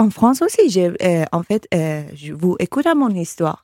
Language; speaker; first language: French; non-native, learner; Persian